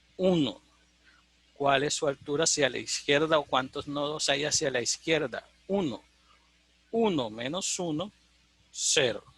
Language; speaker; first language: Spanish; native; Spanish